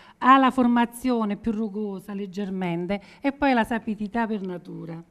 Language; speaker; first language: Italian; native; Italian